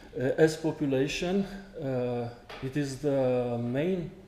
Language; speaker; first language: English; non-native, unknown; Romanian